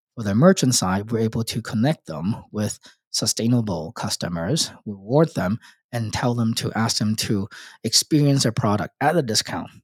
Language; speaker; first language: English; non-native, local second language; Cantonese